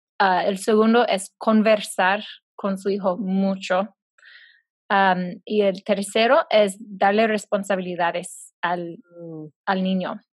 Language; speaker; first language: Spanish; non-native, fluent; English